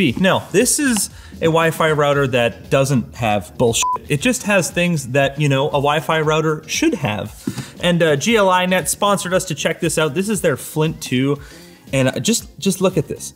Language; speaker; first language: English; native; English